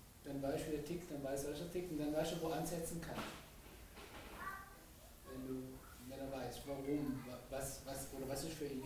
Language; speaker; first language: German; native; German